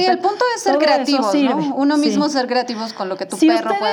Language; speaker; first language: Spanish; native; Spanish